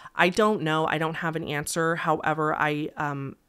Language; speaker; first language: English; native; English